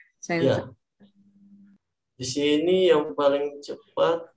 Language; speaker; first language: Indonesian; native; Indonesian